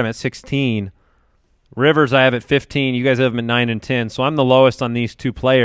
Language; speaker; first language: English; native; English